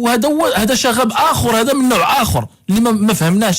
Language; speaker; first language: Arabic; native; Arabic